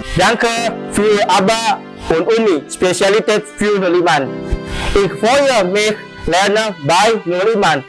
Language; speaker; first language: German; non-native, learner; Indonesian